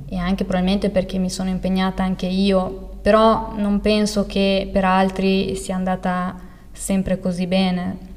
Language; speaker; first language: Italian; early bilingual, other home language; Albanian